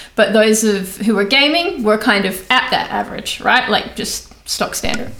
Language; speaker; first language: English; native; English